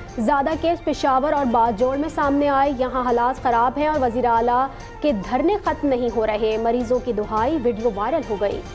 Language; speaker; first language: Urdu; native; Urdu